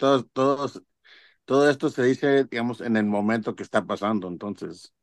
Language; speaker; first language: Spanish; non-native, local second language; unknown